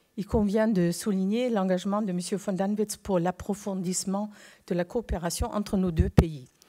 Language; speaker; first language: French; non-native, fluent; German